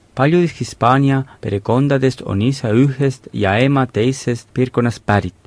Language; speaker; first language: Estonian; non-native, fluent; Spanish